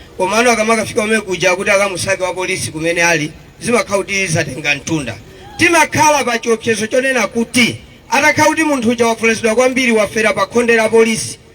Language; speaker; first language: Nyanja; native; Nyanja